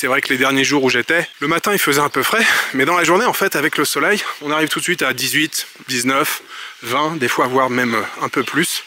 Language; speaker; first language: French; native; French